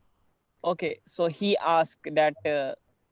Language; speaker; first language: English; non-native, learner; Hindi